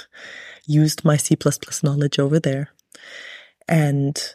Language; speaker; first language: English; early bilingual, other home language; Arabic